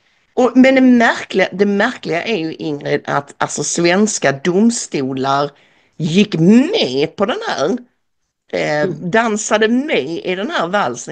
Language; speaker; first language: Swedish; native; Swedish